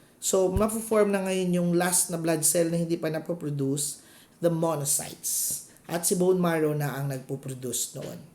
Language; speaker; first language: Filipino; non-native, local second language; Cebuano